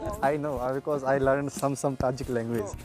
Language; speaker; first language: English; non-native, local second language; Hindi